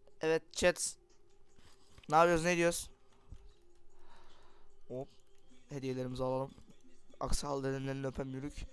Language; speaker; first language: Turkish; native; Turkish